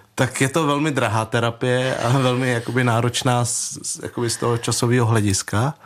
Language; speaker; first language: Czech; early bilingual, other home language; Vietnamese